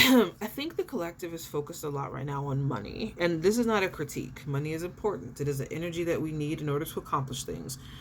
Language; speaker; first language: English; native; English